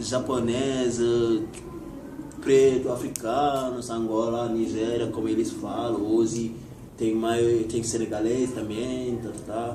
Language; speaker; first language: Portuguese; non-native, learner; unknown